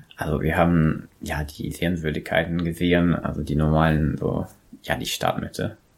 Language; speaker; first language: German; non-native, fluent; English